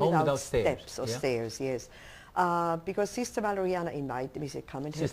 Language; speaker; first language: English; non-native, local second language; German